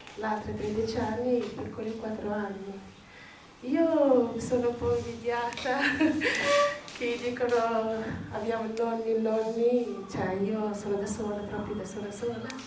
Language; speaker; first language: Italian; non-native, fluent; Arabic